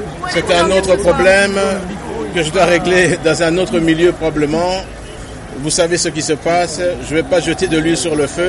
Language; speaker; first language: French; non-native, local second language; Lingala